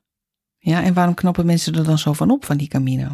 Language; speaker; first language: Dutch; native; Dutch